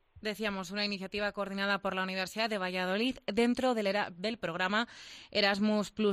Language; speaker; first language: Spanish; native; Spanish